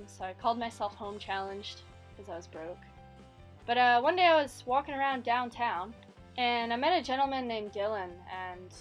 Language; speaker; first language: English; native; English